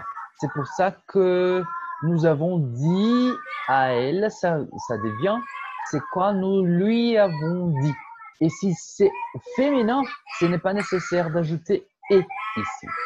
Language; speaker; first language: French; non-native, fluent; Portuguese